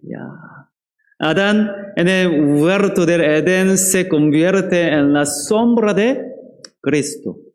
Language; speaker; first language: Spanish; non-native, fluent; Korean